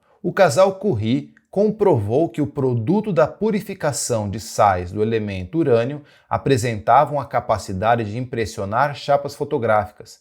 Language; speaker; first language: Portuguese; native; Portuguese